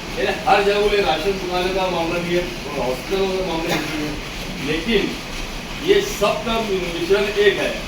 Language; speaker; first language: Hindi; native; Hindi